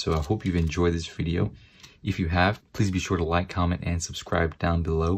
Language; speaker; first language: English; native; English